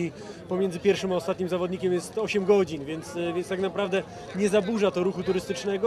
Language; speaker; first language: Polish; native; Polish